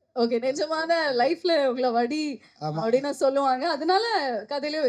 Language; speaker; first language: Tamil; native; Tamil